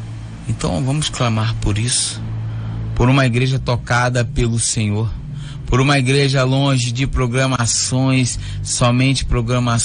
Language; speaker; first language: Portuguese; native; Portuguese